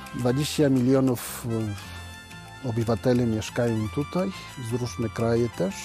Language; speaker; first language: Polish; early bilingual, heritage; Spanish